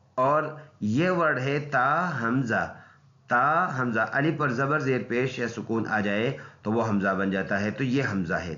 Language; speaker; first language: Urdu; non-native, local second language; Pashto